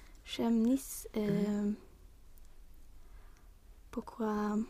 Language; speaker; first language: French; non-native, learner; Swedish